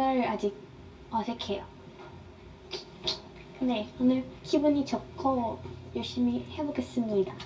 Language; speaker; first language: Korean; non-native, fluent; Thai